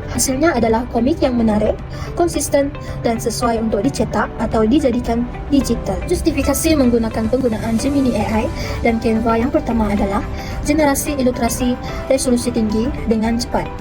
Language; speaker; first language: Malay; native; Malay